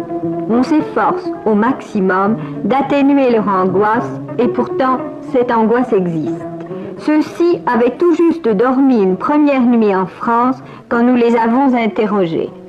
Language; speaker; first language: French; native; French